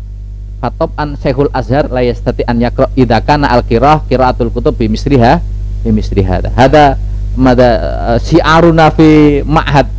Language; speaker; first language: Arabic; non-native, fluent; Indonesian